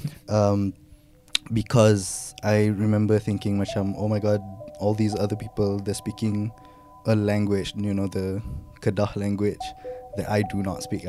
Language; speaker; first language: English; non-native, local second language; Pattani Malay